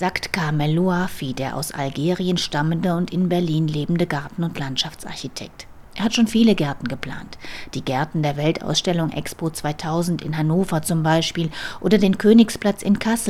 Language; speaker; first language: German; native; German